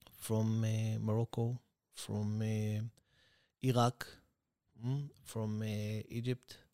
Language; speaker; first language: English; non-native, learner; Hebrew